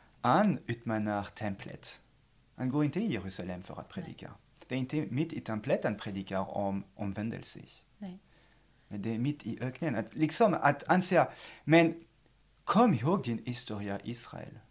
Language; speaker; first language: Swedish; non-native, fluent; French